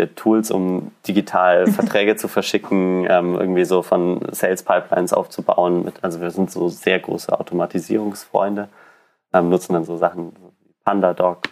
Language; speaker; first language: German; native; German